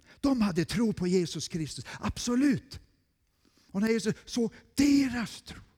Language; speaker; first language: Swedish; native; Swedish